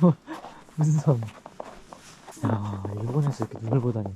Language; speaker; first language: Korean; native; Korean